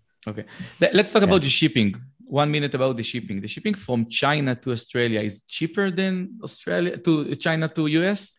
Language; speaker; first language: English; non-native, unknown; Hebrew